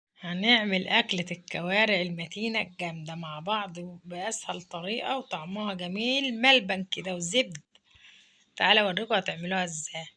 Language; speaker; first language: Arabic; native; Arabic